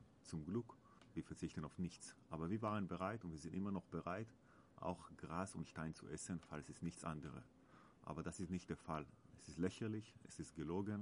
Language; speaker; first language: German; non-native, learner; Hebrew